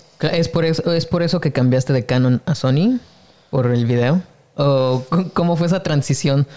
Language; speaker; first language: Spanish; native; Spanish